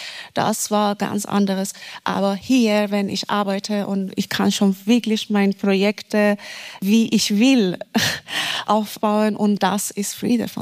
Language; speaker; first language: German; non-native, fluent; Persian